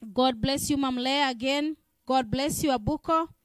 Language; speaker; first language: English; non-native, local second language; Swahili